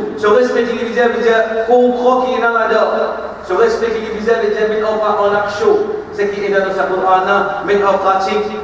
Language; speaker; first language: French; non-native, local second language; Morisyen